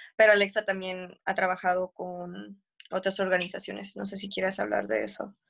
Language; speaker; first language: Spanish; early bilingual, heritage; Spanish